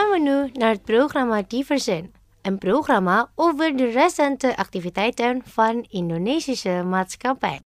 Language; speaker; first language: Dutch; non-native, fluent; Indonesian